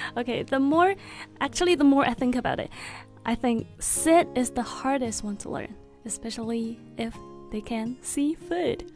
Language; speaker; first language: English; non-native, fluent; Chinese